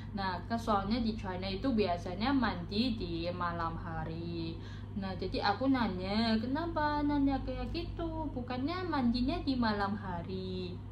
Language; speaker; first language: Indonesian; non-native, learner; Chinese